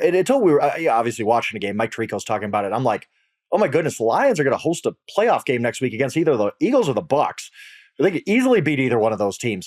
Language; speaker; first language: English; native; English